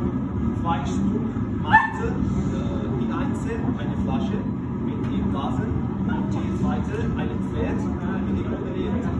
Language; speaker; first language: German; non-native, learner; Italian